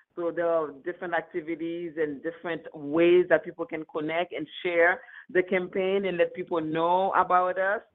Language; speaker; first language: English; non-native, fluent; Haitian Creole